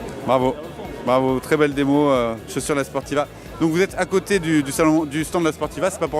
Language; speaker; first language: French; native; French